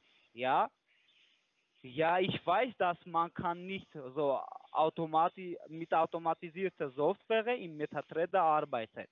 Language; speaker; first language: German; non-native, learner; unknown